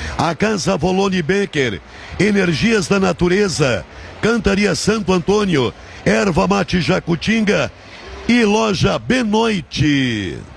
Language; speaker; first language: Portuguese; native; Portuguese